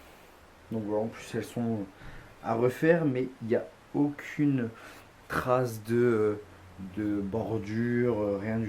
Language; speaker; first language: French; native; French